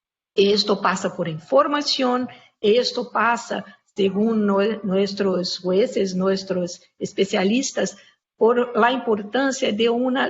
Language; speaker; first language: Spanish; non-native, fluent; Portuguese